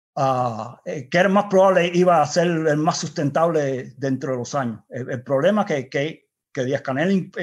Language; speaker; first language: Spanish; native; Spanish